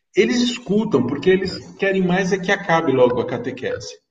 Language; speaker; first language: Portuguese; native; Portuguese